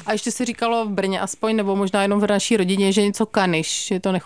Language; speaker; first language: Czech; native; Czech